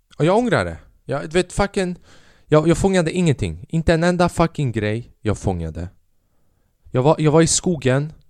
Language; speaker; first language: Swedish; early bilingual, other home language; Albanian